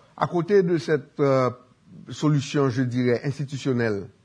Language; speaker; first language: French; native; French